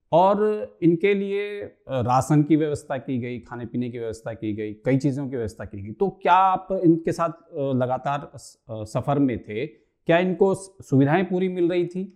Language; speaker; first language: Hindi; native; Hindi